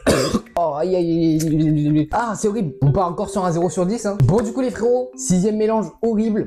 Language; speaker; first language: French; native; French